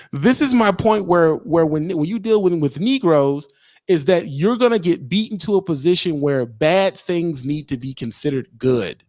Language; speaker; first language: English; native; English